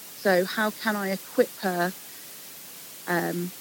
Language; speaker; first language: English; native; English